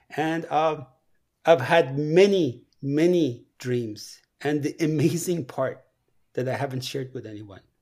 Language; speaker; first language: English; non-native, fluent; Persian